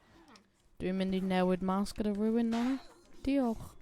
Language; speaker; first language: Welsh; non-native, local second language; English